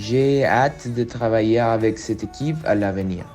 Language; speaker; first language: French; non-native, learner; Spanish